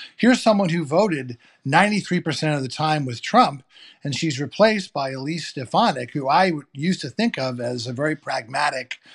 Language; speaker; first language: English; native; English